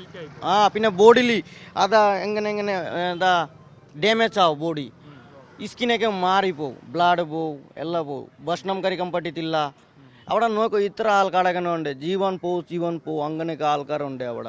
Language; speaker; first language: Malayalam; non-native, local second language; Assamese